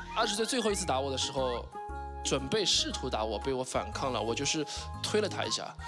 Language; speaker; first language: Chinese; native; Chinese